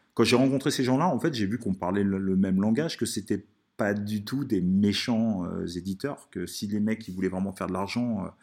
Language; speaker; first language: French; early bilingual, other home language; Italian